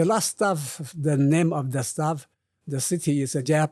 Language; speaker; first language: English; non-native, learner; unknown